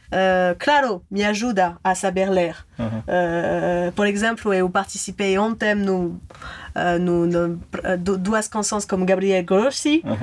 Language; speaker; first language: Portuguese; non-native, learner; French